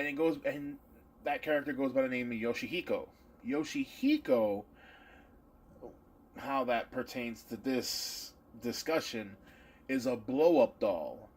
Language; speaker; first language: English; native; English